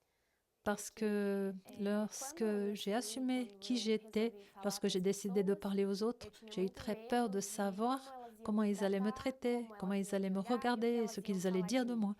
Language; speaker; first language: French; non-native, fluent; Portuguese